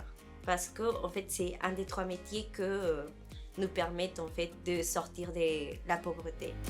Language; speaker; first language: French; non-native, fluent; Spanish